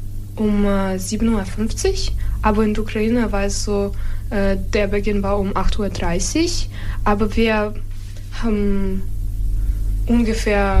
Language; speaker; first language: German; non-native, fluent; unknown